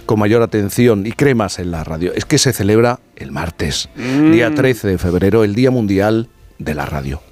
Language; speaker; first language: Spanish; native; Spanish